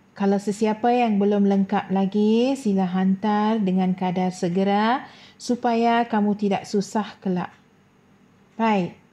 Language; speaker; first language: Malay; non-native, local second language; Tamil